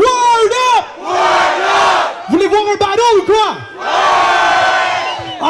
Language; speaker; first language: French; native; French